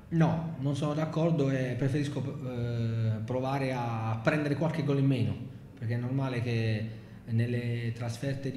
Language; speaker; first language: Italian; native; Italian